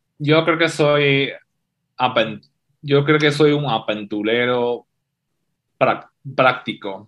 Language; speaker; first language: Spanish; non-native, fluent; Chinese